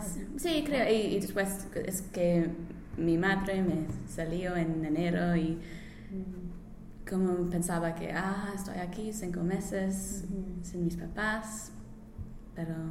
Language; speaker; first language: Spanish; non-native, learner; English